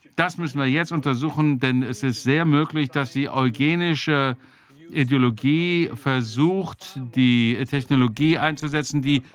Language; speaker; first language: German; native; German